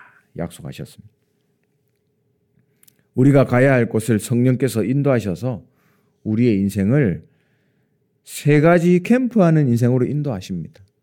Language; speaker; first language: Korean; native; Korean